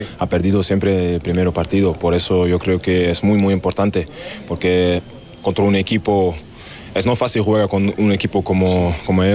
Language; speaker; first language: Spanish; non-native, learner; German